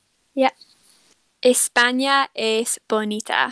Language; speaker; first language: Spanish; non-native, learner; English